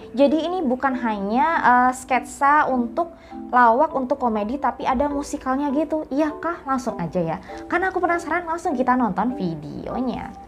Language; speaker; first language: Indonesian; native; Indonesian